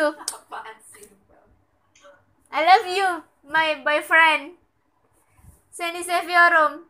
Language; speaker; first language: English; non-native, learner; Indonesian